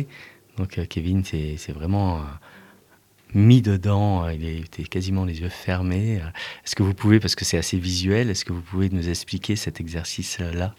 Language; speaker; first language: French; native; French